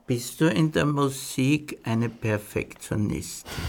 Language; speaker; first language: German; native; German